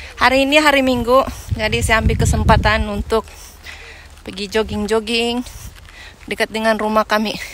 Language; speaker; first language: Malay; non-native, local second language; Central Dusun